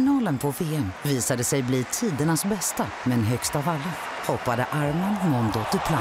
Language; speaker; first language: Swedish; native; Swedish